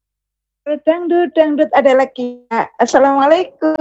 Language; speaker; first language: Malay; non-native, local second language; Javanese